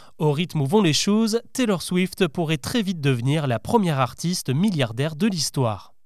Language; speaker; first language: French; native; French